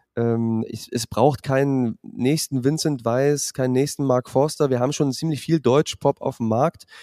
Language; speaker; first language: German; native; German